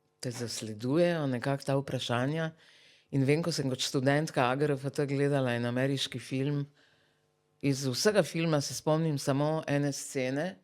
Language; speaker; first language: Slovenian; early bilingual, other home language; Serbian